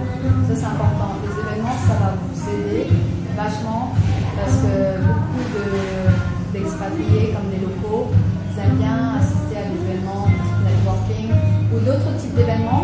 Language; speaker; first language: French; early bilingual, other home language; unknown